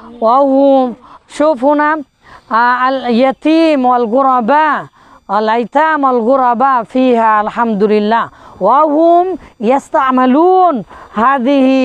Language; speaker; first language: Arabic; non-native, fluent; Bangla